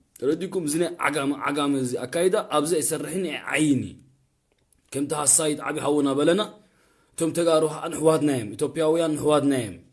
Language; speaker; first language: Tigrinya; early bilingual, heritage; Tigrinya